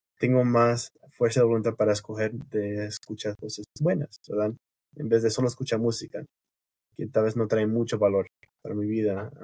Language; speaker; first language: Spanish; non-native, fluent; English